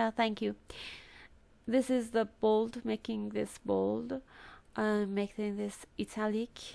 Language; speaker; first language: English; non-native, fluent; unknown